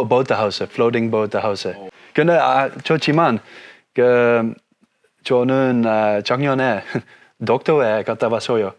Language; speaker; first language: Korean; non-native, learner; Dutch